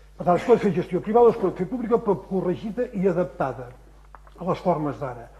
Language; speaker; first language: Catalan; native; Catalan